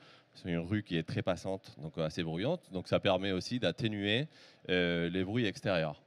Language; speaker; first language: French; native; French